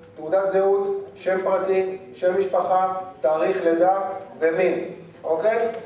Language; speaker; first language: Hebrew; native; Hebrew